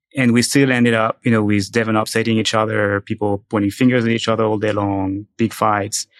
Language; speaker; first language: English; non-native, fluent; French